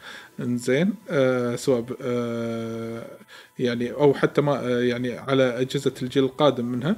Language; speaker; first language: Arabic; native; Arabic